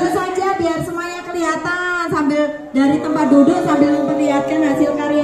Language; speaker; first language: Indonesian; native; Indonesian